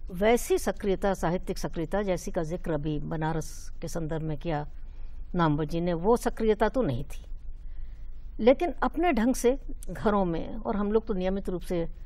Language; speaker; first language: Hindi; native; Hindi